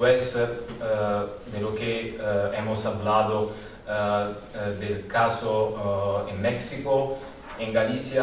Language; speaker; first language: Spanish; non-native, learner; Italian